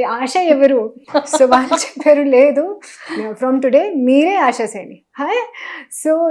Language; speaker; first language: Telugu; non-native, learner; Hindi